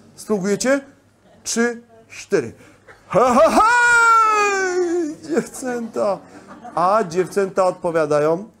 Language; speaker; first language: Polish; native; Polish